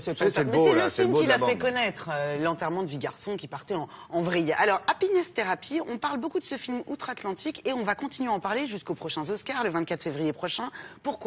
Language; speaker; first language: French; native; French